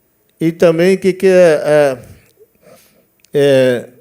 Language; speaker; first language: Portuguese; non-native, local second language; Yanomámi